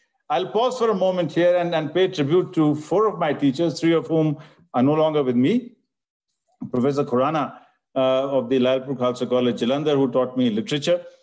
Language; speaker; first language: English; non-native, local second language; Punjabi